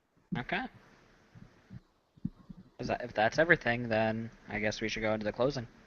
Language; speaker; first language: English; native; English